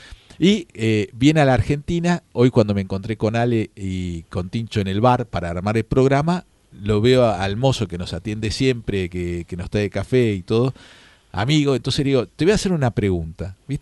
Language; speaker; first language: Spanish; native; Spanish